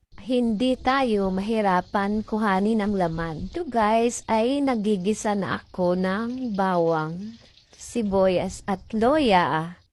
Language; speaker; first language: Filipino; non-native, local second language; Bikol